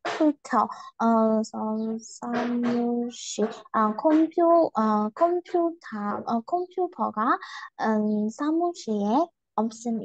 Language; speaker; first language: Korean; non-native, learner; Burmese